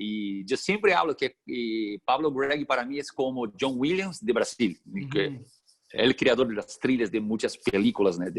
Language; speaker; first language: Spanish; non-native, fluent; Portuguese